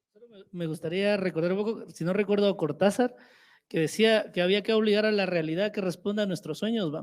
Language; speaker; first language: Spanish; native; Spanish